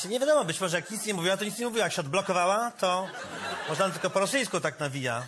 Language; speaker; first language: Polish; native; Polish